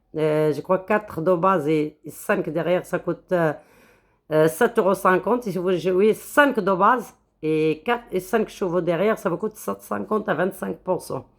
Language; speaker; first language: French; non-native, local second language; Arabic